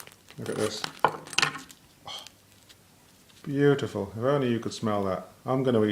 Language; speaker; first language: English; native; English